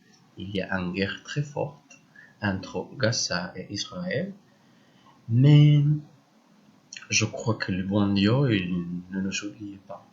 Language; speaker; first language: French; non-native, learner; Spanish